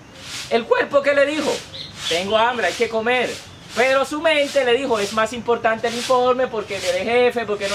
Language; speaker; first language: Spanish; native; Spanish